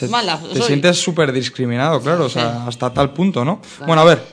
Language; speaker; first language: Spanish; native; Spanish